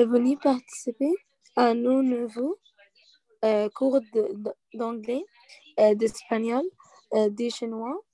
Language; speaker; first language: French; non-native, learner; Arabic